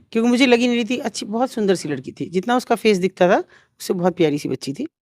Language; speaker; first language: Hindi; native; Hindi